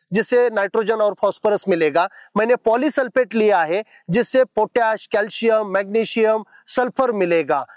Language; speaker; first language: Hindi; non-native, local second language; Marathi